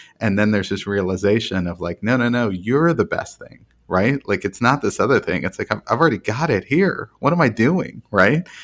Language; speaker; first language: English; native; English